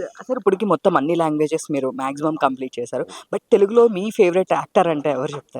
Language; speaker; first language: Telugu; native; Telugu